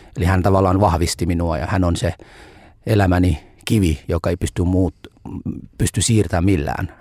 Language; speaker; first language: Finnish; non-native, fluent; Somali